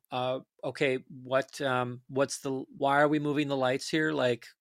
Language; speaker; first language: English; native; English